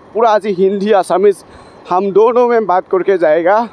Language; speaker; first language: Hindi; non-native, local second language; Assamese